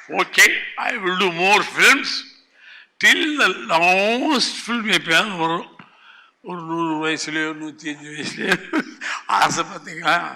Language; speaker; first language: Tamil; native; Tamil